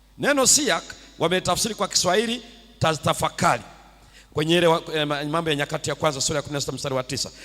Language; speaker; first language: Swahili; native; Swahili